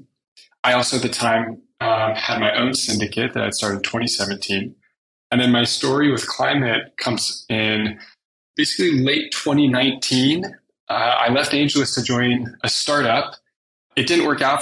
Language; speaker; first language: English; native; English